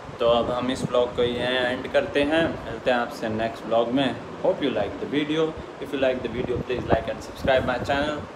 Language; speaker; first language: Hindi; native; Hindi